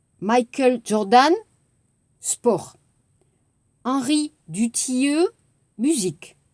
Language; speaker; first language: French; native; French